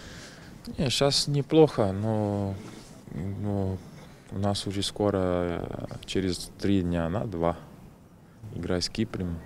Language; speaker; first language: Russian; non-native, learner; Portuguese